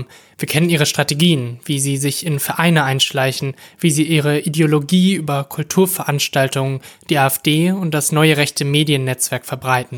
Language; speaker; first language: German; native; German